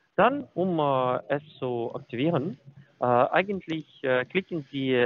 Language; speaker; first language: German; non-native, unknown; Russian